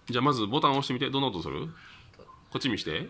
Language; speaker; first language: Japanese; native; Japanese